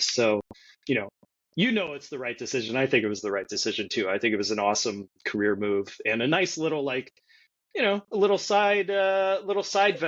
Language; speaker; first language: English; native; English